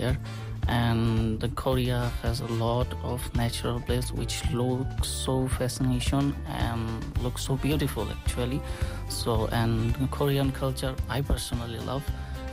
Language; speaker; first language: English; non-native, local second language; Bangla